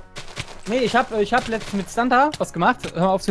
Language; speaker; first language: German; native; German